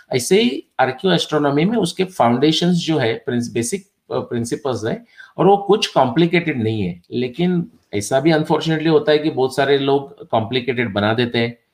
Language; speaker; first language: Hindi; non-native, local second language; Marathi